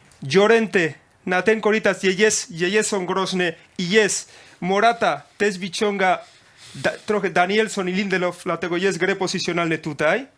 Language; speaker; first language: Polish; non-native, learner; Spanish